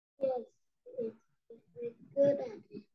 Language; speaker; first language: English; non-native, learner; Vietnamese